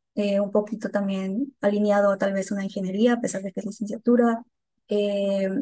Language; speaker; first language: Spanish; native; Spanish